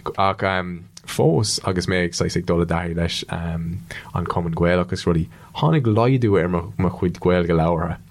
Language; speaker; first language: Irish; non-native, local second language; English